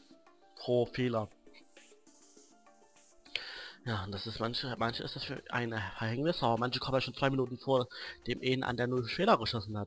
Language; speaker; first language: German; native; German